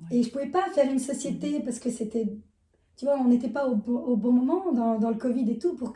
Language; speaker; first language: French; native; French